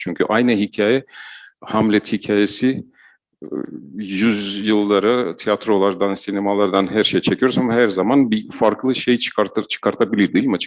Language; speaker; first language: Turkish; non-native, fluent; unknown